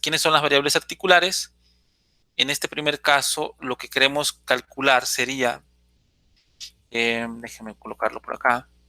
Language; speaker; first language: Spanish; native; Spanish